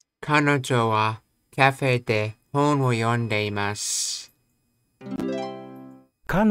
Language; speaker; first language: Japanese; non-native, learner; English